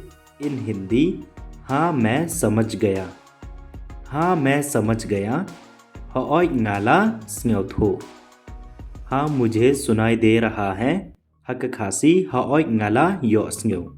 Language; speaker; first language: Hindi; non-native, local second language; Khasi